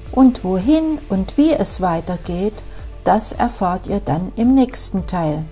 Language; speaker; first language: German; native; German